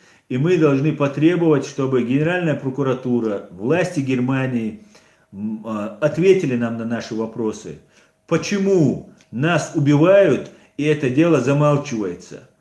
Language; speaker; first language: Russian; non-native, local second language; Chechen